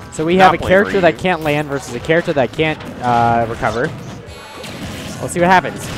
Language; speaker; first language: English; native; English